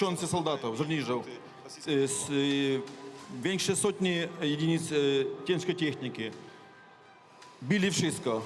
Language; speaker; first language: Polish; non-native, learner; Ukrainian